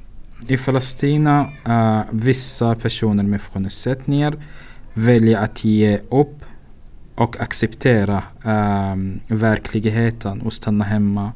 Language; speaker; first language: Swedish; non-native, fluent; Arabic